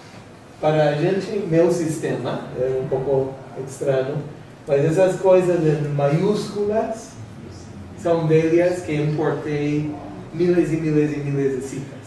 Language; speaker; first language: Portuguese; non-native, fluent; English